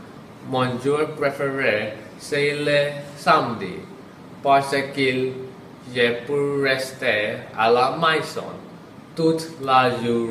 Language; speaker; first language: French; non-native, learner; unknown